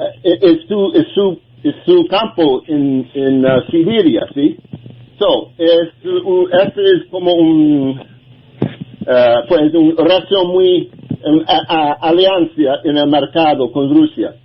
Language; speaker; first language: Spanish; non-native, learner; English